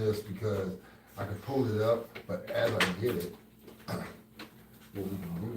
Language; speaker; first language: English; native; English